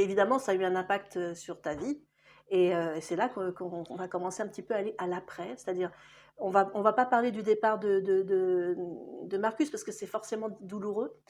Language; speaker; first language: French; native; French